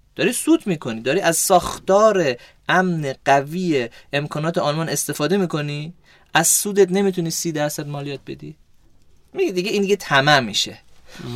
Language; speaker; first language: Persian; early bilingual, heritage; Persian